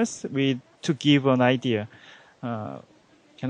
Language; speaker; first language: English; non-native, learner; Korean